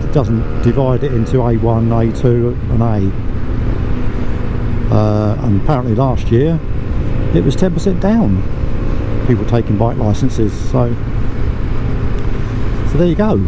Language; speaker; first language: English; native; English